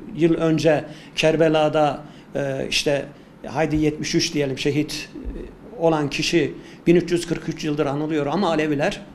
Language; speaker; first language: Turkish; native; Turkish